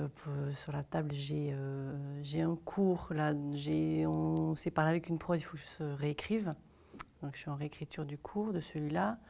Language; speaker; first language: French; native; French